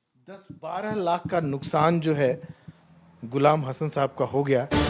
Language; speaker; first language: Hindi; native; Hindi